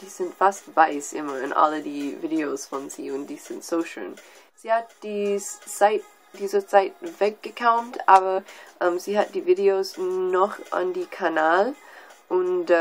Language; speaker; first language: German; non-native, learner; English